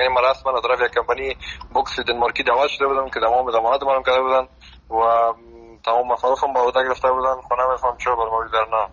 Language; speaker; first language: Persian; native; Persian